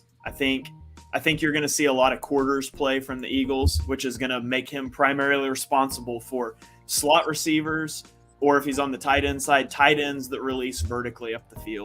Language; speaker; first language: English; native; English